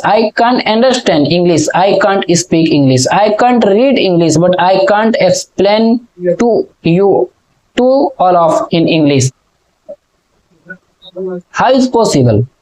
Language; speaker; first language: English; non-native, learner; Hindi